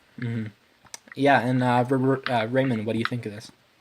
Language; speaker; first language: English; native; English